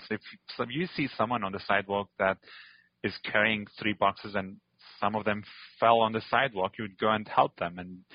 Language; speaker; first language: English; non-native, fluent; Arabic